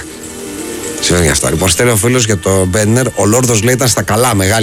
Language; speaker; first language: Greek; native; Greek